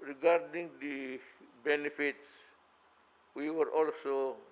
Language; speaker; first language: English; non-native, local second language; Filipino